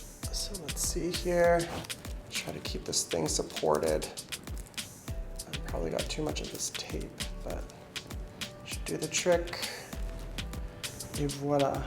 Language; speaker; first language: English; native; English